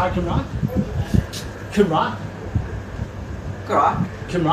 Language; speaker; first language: Welsh; non-native, learner; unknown